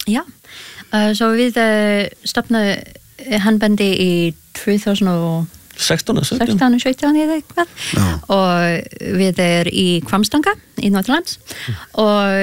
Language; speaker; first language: Icelandic; non-native, learner; English